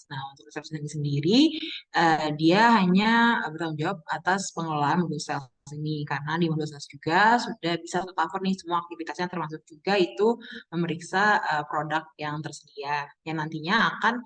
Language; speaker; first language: Indonesian; native; Indonesian